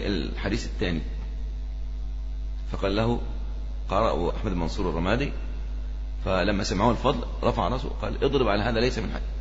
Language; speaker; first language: Arabic; native; Arabic